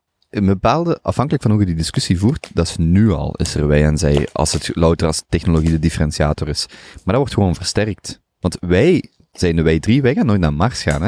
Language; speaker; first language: Dutch; native; Dutch